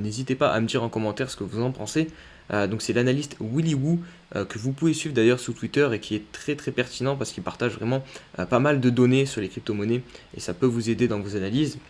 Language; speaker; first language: French; native; French